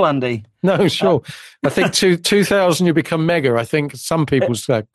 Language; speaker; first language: English; native; English